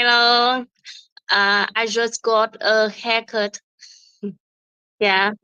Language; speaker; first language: English; non-native, learner; Vietnamese